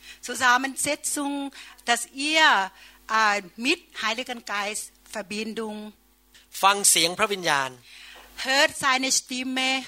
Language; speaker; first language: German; non-native, learner; Thai